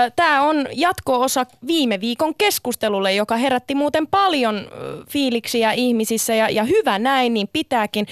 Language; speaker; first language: Finnish; early bilingual, other home language; Sinhala